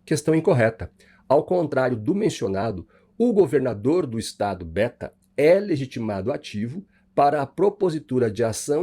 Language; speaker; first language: Portuguese; native; Portuguese